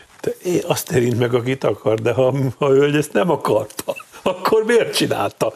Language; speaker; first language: Hungarian; native; Hungarian